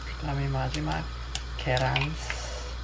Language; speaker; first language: Korean; non-native, learner; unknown